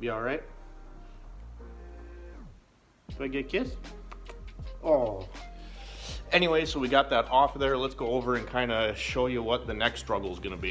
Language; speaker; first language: English; native; English